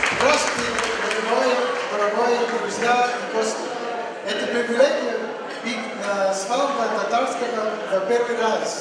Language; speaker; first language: Russian; non-native, learner; English